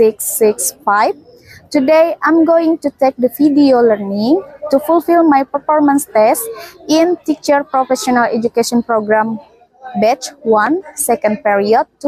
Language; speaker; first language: English; non-native, learner; Indonesian